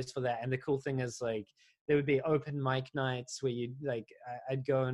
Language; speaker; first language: English; native; English